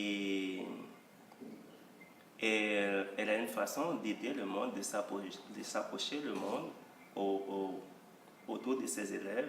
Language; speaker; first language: French; non-native, local second language; Haitian Creole